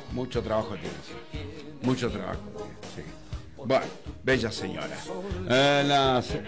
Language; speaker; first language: Spanish; native; Spanish